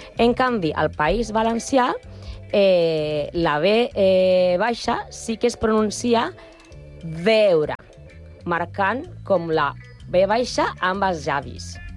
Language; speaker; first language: Catalan; non-native, learner; Spanish